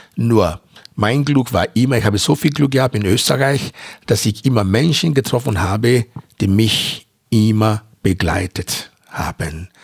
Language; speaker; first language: German; non-native, fluent; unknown